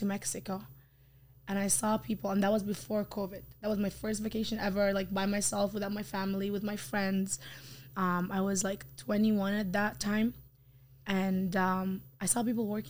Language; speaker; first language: English; non-native, fluent; Arabic